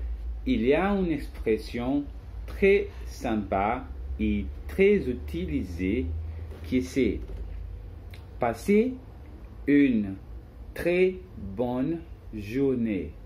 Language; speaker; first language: French; non-native, learner; Portuguese